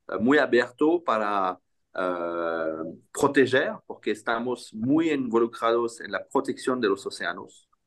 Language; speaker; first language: Spanish; non-native, fluent; French